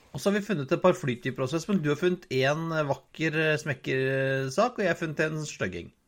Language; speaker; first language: Norwegian; native; Norwegian